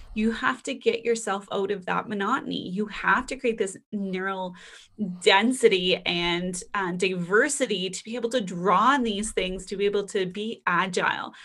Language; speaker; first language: English; native; English